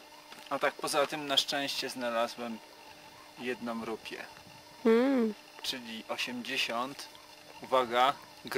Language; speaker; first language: Polish; native; Polish